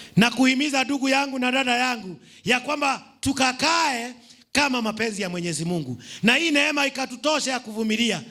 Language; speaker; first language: Swahili; non-native, local second language; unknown